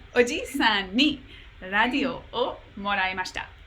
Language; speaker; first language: Japanese; non-native, learner; English